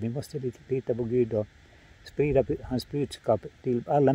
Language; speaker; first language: Swedish; non-native, fluent; Finnish